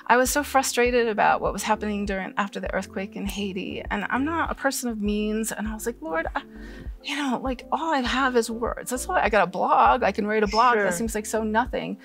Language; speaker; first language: English; native; English